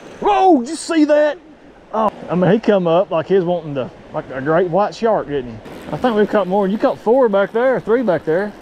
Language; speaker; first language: English; native; English